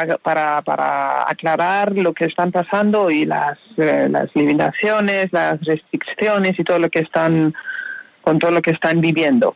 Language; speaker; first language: Spanish; non-native, fluent; Persian